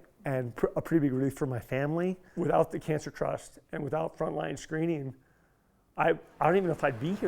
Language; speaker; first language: English; native; English